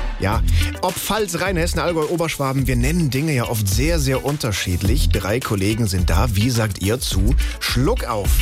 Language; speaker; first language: German; native; German